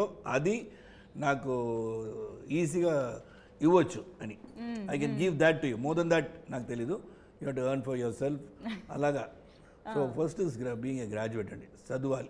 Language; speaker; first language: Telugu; non-native, local second language; Tamil